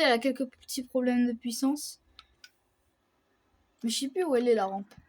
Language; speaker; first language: French; native; French